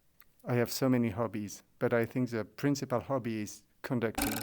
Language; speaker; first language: English; non-native, fluent; French